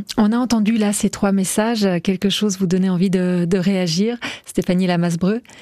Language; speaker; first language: French; native; French